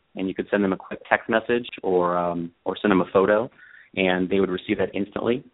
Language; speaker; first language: English; native; English